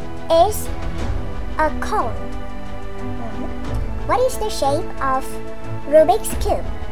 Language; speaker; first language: English; non-native, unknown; Vietnamese